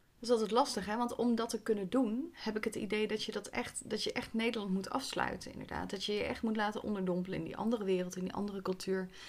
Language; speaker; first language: Dutch; native; Dutch